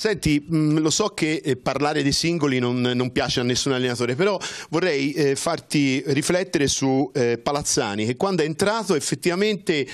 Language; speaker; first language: Italian; native; Italian